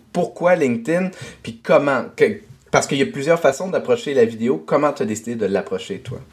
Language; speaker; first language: French; native; French